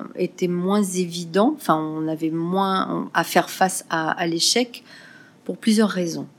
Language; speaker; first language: French; native; French